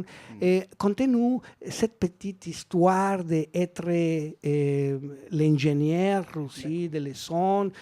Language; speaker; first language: French; non-native, learner; Spanish